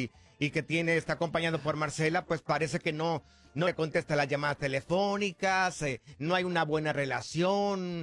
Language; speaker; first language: Spanish; native; Spanish